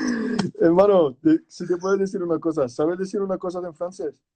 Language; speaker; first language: Spanish; non-native, learner; French